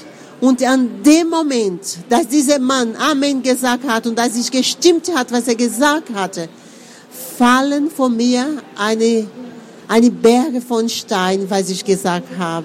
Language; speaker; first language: German; non-native, fluent; Portuguese